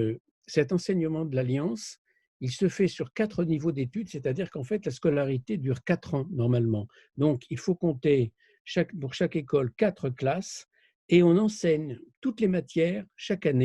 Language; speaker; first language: French; native; French